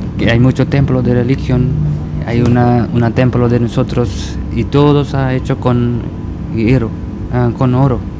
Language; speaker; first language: Spanish; non-native, learner; Punjabi